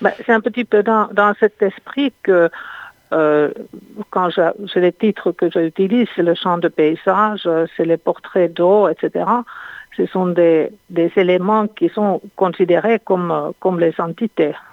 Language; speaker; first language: French; non-native, fluent; Finnish